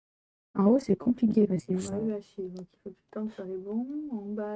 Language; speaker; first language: French; native; French